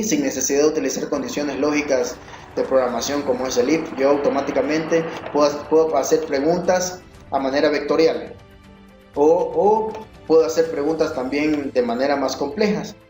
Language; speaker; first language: Spanish; native; Spanish